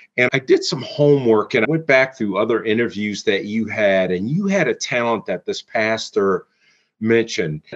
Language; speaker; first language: English; native; English